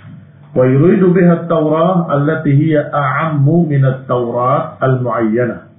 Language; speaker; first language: Arabic; non-native, fluent; Indonesian